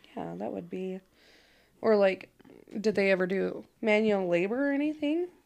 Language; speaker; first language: English; native; English